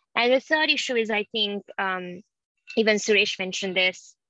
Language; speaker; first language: English; non-native, local second language; Sinhala